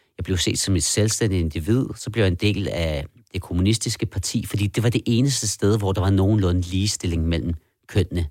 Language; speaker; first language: Danish; early bilingual, other home language; Persian